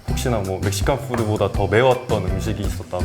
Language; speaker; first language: Korean; native; Korean